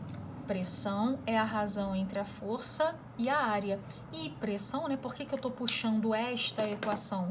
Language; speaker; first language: Portuguese; native; Portuguese